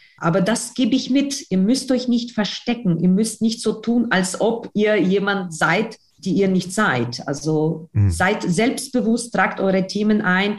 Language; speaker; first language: German; non-native, fluent; Russian